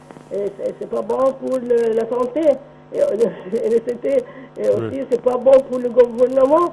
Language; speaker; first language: French; non-native, local second language; Arabic